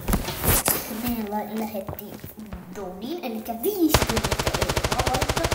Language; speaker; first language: Finnish; early bilingual, other home language; Russian